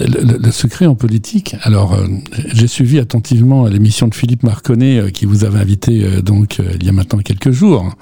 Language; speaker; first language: French; native; French